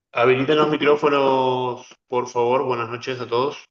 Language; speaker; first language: Spanish; native; Spanish